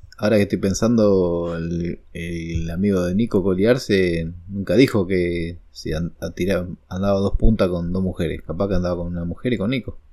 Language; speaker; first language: Spanish; native; Spanish